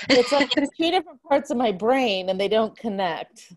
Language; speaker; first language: English; native; English